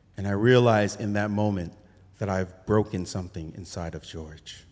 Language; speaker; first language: English; native; English